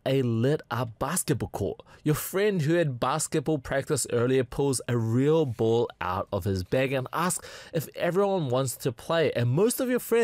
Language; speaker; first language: English; native; English